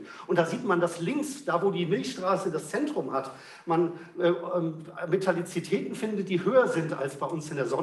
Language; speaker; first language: German; native; German